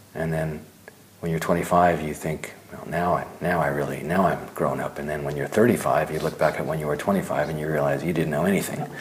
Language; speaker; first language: English; early bilingual, other home language; German